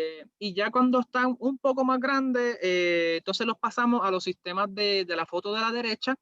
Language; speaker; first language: Spanish; native; Spanish